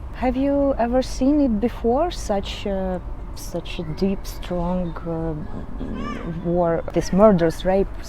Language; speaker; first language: English; non-native, learner; Ukrainian